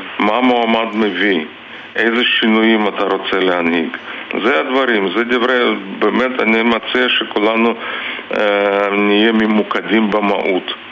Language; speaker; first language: Hebrew; non-native, fluent; Russian